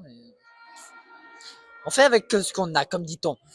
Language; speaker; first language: French; native; French